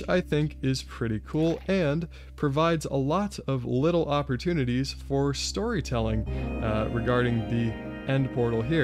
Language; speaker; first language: English; native; English